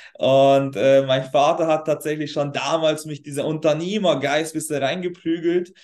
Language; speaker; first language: German; non-native, fluent; Hungarian